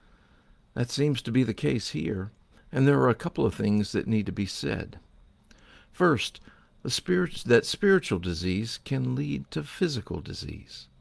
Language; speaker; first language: English; native; English